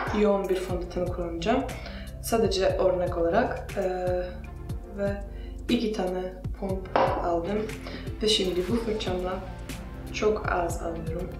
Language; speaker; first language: Turkish; non-native, fluent; Russian